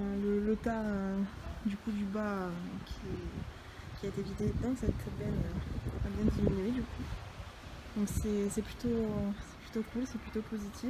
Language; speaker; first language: French; native; French